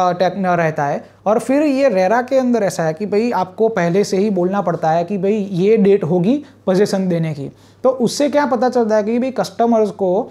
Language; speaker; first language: Hindi; non-native, local second language; Gujarati